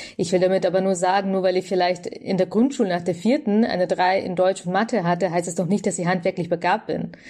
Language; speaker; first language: German; early bilingual, other home language; Russian